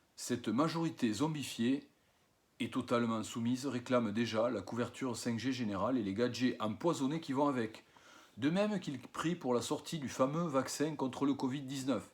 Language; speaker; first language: French; native; French